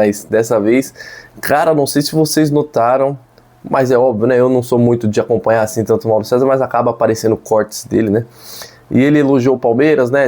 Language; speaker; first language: Portuguese; native; Portuguese